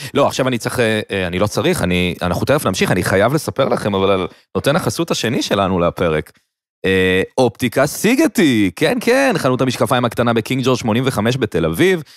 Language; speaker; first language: Hebrew; native; Hebrew